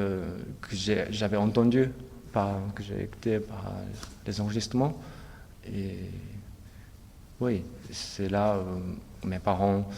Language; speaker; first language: French; non-native, fluent; Japanese